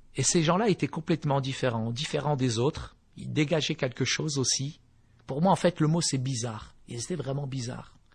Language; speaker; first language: French; early bilingual, other home language; Berber languages